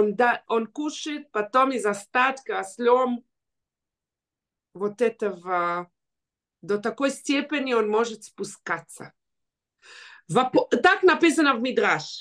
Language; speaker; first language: Russian; early bilingual, heritage; Russian